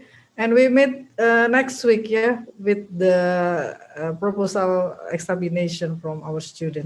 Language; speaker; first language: English; non-native, local second language; Indonesian